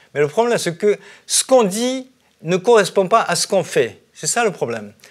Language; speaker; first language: French; non-native, fluent; Japanese